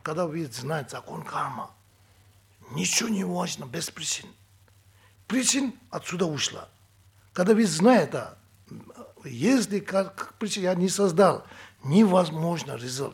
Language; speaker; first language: Russian; non-native, learner; Tibetan